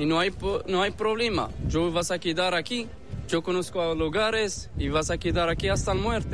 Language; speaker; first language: Spanish; non-native, learner; Arabic